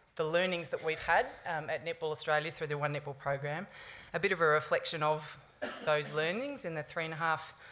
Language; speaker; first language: English; native; English